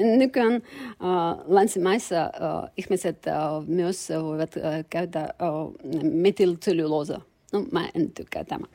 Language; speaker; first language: Finnish; non-native, learner; Turkish